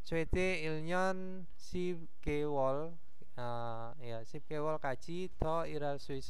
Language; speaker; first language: Korean; non-native, fluent; Indonesian